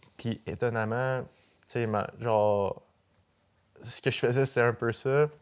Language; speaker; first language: French; native; French